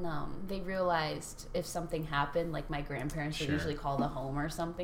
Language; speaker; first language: English; native; English